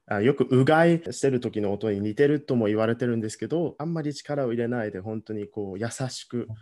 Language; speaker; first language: Japanese; non-native, fluent; German